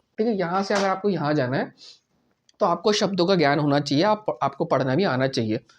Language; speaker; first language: Hindi; native; Hindi